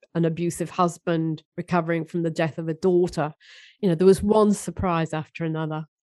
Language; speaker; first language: English; native; English